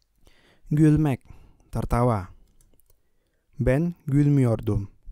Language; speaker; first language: Turkish; non-native, fluent; Indonesian